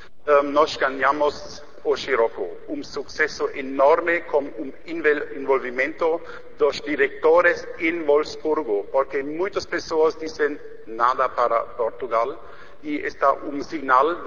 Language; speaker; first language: Portuguese; non-native, learner; German